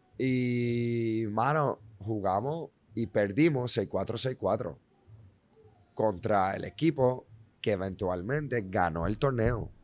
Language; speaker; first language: Spanish; non-native, fluent; Dutch